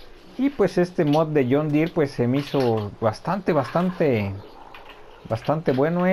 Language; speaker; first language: Spanish; native; Spanish